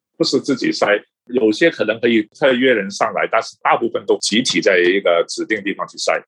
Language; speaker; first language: Chinese; non-native, local second language; Cantonese